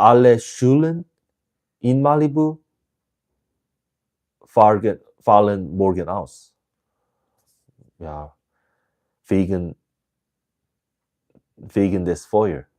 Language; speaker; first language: German; non-native, learner; English